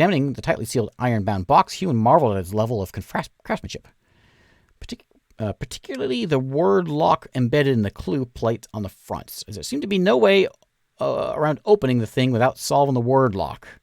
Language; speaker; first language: English; native; English